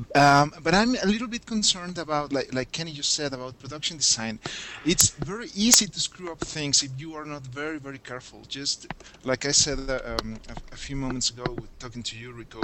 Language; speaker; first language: English; non-native, fluent; Spanish